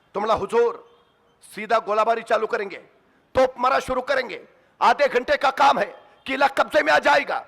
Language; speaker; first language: Hindi; non-native, local second language; Marathi